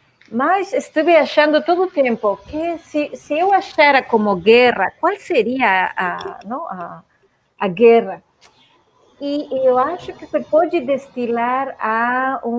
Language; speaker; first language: Portuguese; non-native, fluent; Spanish